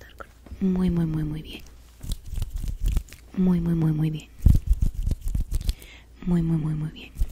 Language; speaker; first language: Spanish; early bilingual, heritage; Spanish